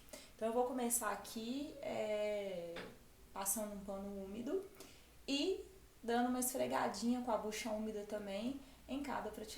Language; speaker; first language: Portuguese; native; Portuguese